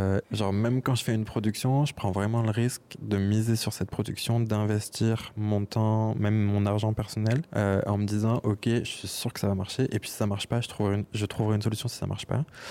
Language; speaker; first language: French; native; French